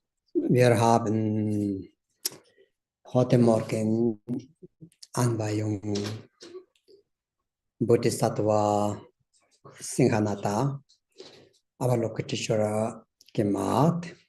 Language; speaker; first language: German; non-native, learner; Tibetan